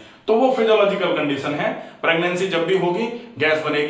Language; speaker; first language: Hindi; native; Hindi